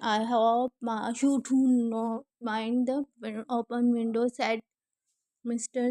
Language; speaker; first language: English; non-native, learner; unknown